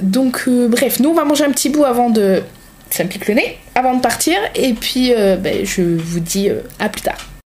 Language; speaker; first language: French; native; French